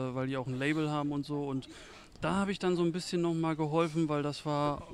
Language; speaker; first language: German; native; German